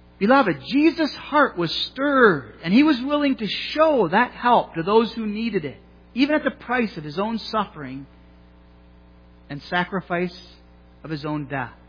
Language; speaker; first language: English; native; English